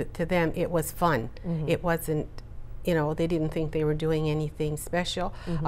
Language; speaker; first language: English; native; English